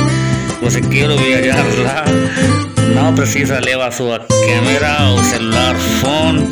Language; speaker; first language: Portuguese; non-native, learner; Hindi